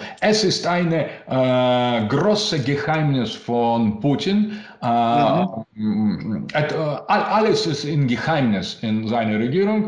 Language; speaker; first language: German; non-native, learner; Russian